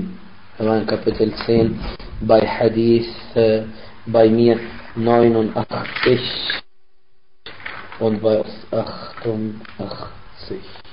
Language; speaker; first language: German; non-native, fluent; Arabic